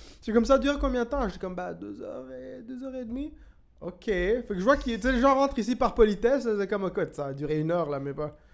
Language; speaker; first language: French; non-native, local second language; Kinyarwanda